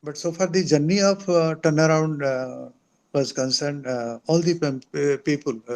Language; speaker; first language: English; non-native, local second language; Odia